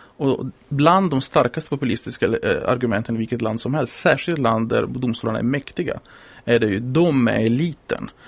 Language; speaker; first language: Swedish; non-native, fluent; Italian